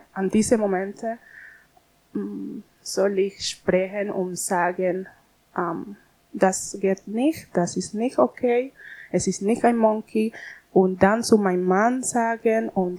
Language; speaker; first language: German; non-native, learner; Spanish